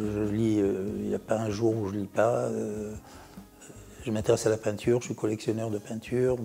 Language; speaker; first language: French; native; French